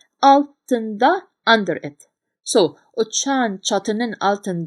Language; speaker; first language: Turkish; non-native, fluent; Arabic